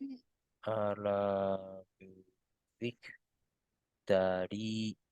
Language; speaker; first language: Indonesian; non-native, learner; Japanese